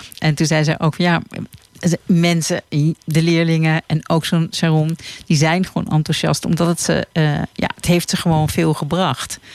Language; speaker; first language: Dutch; native; Dutch